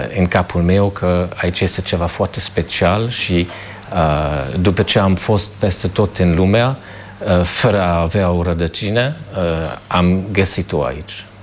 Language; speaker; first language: Romanian; non-native, fluent; German